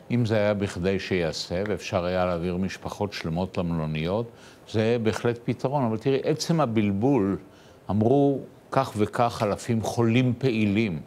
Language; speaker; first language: Hebrew; native; Hebrew